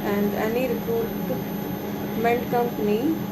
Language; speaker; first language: English; non-native, local second language; Hindi